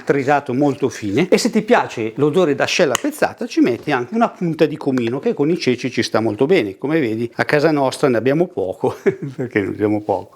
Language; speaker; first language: Italian; native; Italian